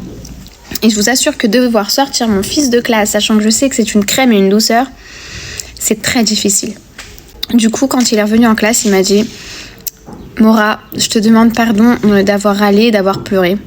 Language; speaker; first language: French; native; French